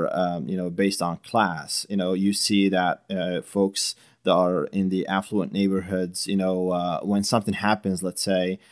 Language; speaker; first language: English; non-native, fluent; Arabic